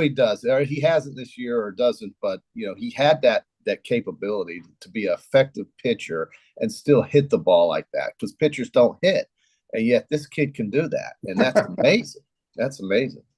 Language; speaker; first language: English; native; English